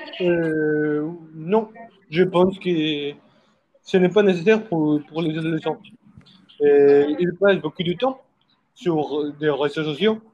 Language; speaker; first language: French; non-native, learner; Spanish